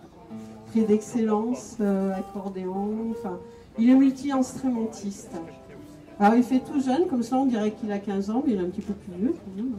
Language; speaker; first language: French; native; French